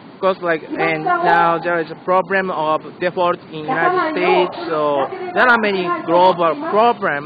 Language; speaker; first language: English; non-native, learner; Japanese